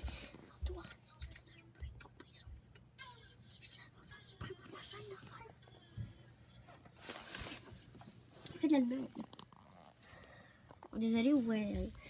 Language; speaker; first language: French; native; French